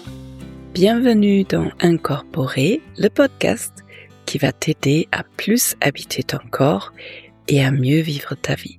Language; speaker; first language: French; native; French